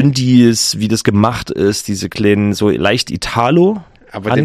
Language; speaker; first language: German; native; German